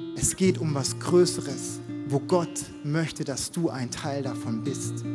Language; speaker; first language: German; native; German